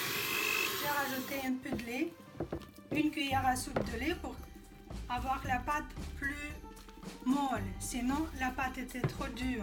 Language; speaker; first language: French; non-native, fluent; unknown